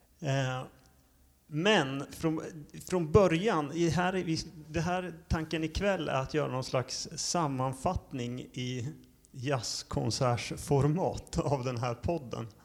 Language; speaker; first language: Swedish; native; Swedish